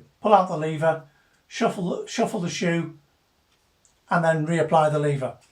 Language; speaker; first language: English; native; English